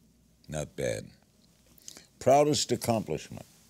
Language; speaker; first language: English; native; English